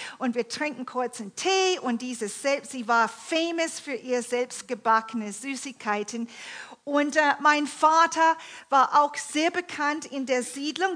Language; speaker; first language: German; non-native, fluent; English